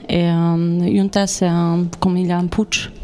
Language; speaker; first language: French; non-native, fluent; Polish